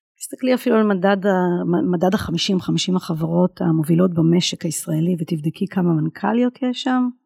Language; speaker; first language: Hebrew; native; Hebrew